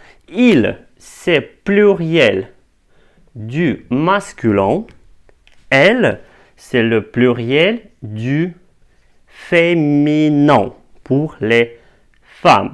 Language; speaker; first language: French; non-native, fluent; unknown